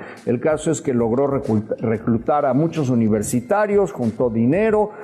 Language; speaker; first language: Spanish; native; Spanish